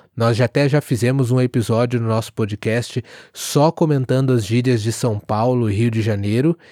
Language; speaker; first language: Portuguese; native; Portuguese